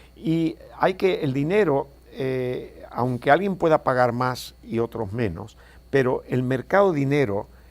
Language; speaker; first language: Spanish; native; Spanish